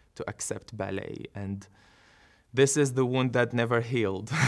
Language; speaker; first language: English; non-native, fluent; Arabic